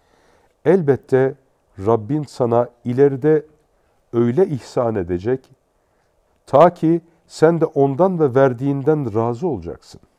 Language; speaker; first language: Turkish; native; Turkish